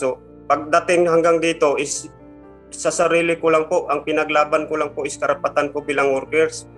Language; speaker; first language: Filipino; non-native, local second language; Cebuano